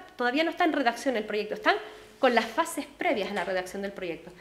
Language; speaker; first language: Spanish; native; Spanish